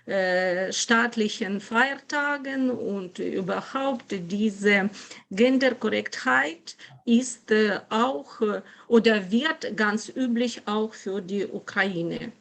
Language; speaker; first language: German; non-native, fluent; Ukrainian